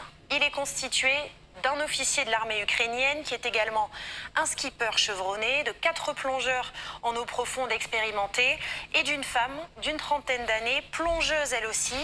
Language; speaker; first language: French; native; French